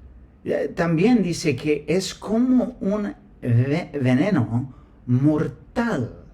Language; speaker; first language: Spanish; non-native, fluent; English